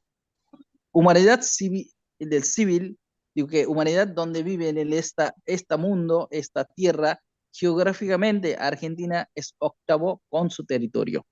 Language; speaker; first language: Spanish; non-native, learner; Bangla